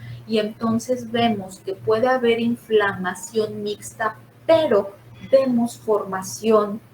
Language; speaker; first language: Spanish; native; Spanish